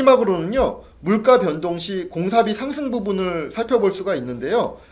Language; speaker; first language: Korean; native; Korean